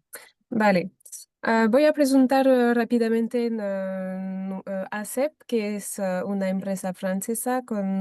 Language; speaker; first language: Spanish; non-native, fluent; French